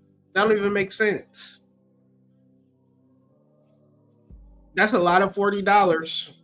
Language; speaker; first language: English; native; English